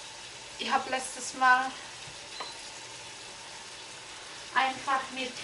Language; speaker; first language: German; non-native, fluent; Indonesian